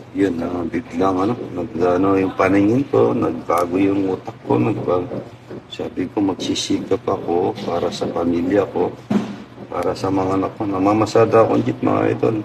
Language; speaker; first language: Filipino; non-native, local second language; Pampanga